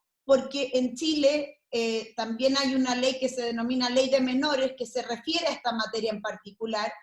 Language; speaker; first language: Spanish; native; Spanish